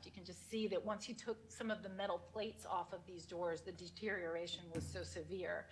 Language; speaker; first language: English; native; English